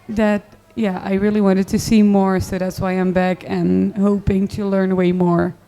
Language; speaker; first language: English; non-native, fluent; Dutch